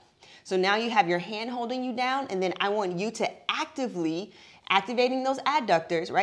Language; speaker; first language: English; native; English